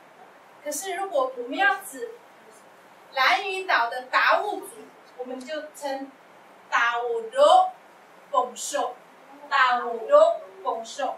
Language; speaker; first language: Chinese; non-native, local second language; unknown